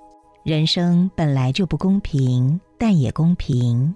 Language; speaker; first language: Chinese; native; Chinese